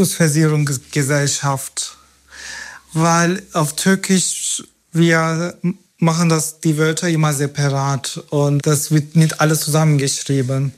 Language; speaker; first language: German; non-native, learner; Turkish